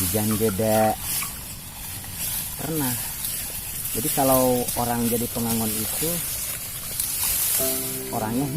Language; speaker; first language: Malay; non-native, local second language; Sundanese